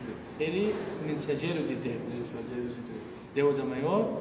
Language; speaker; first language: Portuguese; non-native, learner; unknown